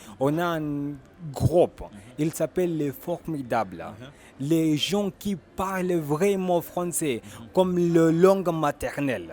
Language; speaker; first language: French; non-native, learner; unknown